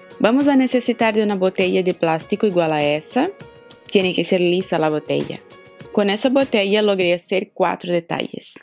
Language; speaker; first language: Spanish; non-native, fluent; Portuguese